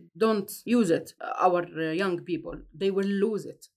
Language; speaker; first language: English; non-native, fluent; Arabic